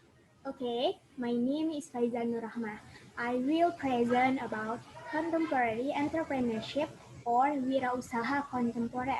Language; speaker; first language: English; non-native, learner; Indonesian